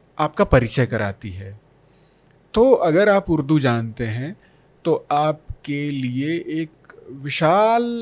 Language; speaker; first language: Hindi; non-native, local second language; Bhojpuri